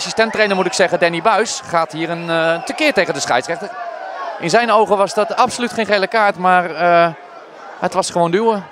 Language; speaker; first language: Dutch; native; Dutch